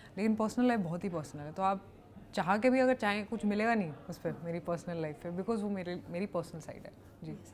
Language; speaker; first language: Hindi; native; Hindi